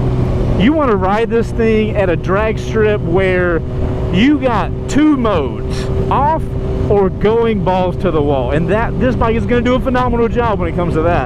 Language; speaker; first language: English; native; English